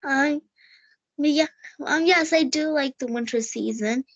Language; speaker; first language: English; non-native, learner; Hindi